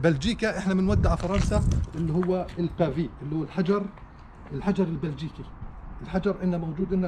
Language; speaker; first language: Arabic; native; Arabic